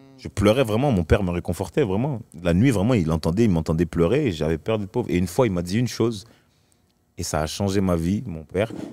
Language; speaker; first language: French; native; French